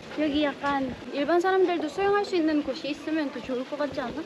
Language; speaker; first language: Korean; native; Korean